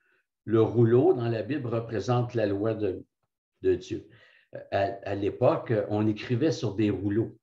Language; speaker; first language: French; native; French